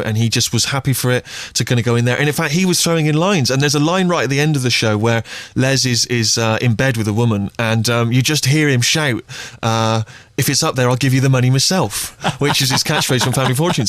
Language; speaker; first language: English; native; English